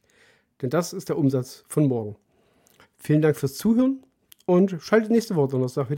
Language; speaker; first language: German; native; German